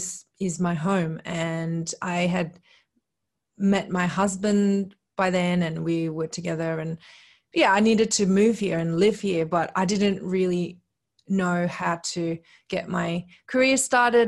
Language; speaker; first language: English; early bilingual, other home language; Korean